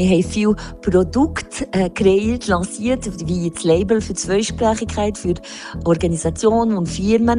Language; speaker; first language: German; non-native, local second language; French